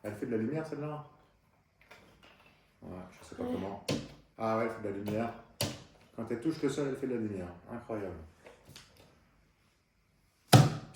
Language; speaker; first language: French; native; French